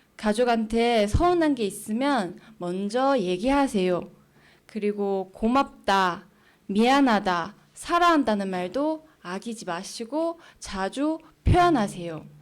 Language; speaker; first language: Korean; non-native, fluent; Chinese